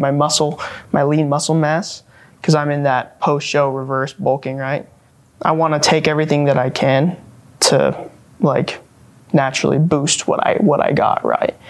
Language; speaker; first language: English; native; English